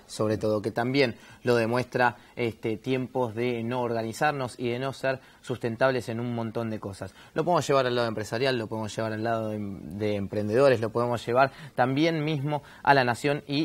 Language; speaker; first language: Spanish; native; Spanish